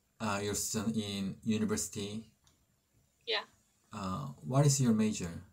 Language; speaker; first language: English; non-native, learner; Korean